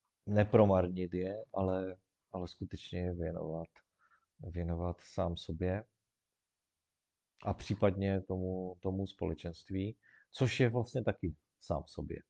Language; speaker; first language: Czech; native; Czech